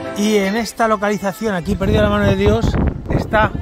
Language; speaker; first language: Spanish; native; Spanish